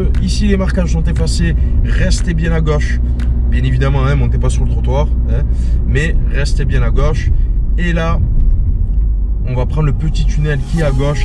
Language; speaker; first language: French; native; French